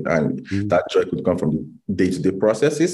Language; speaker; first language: English; non-native, local second language; Igbo